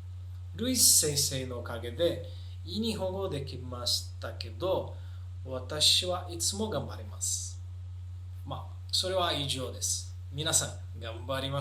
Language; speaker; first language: Japanese; non-native, learner; Portuguese